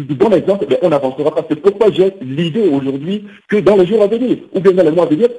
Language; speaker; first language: French; non-native, local second language; Sango